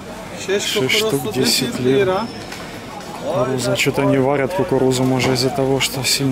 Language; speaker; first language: Russian; native; Russian